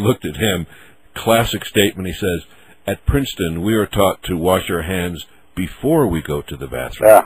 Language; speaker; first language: English; native; English